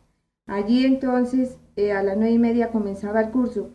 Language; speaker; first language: Spanish; native; Spanish